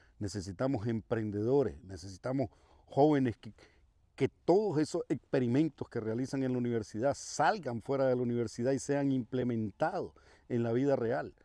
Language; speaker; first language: Spanish; native; Spanish